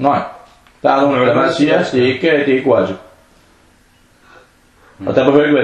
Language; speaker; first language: Danish; non-native, fluent; Arabic